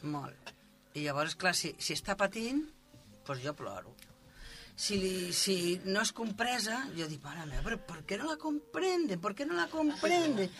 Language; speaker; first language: Catalan; non-native, local second language; Spanish